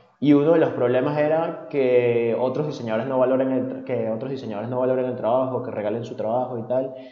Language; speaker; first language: Spanish; native; Spanish